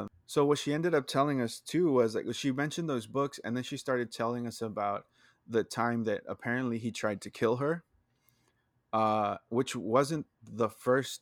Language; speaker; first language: English; early bilingual, other home language; Spanish